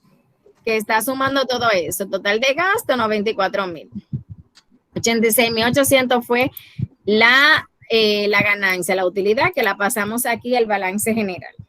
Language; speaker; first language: Spanish; native; Spanish